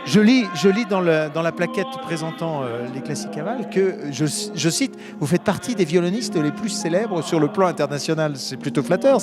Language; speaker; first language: French; native; French